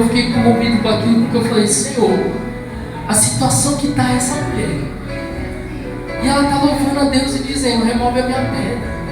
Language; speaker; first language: Portuguese; native; Portuguese